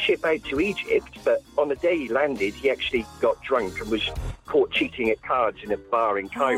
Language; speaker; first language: English; native; English